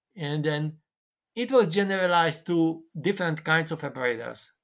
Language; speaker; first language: English; non-native, fluent; Hungarian